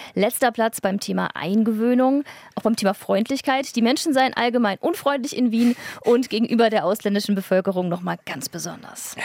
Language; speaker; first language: German; native; German